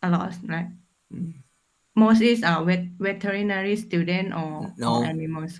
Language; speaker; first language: English; non-native, fluent; Thai